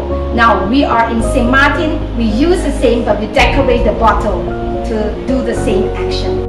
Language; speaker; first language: English; non-native, learner; Chinese